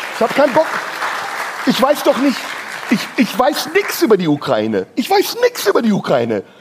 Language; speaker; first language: German; non-native, fluent; Turkish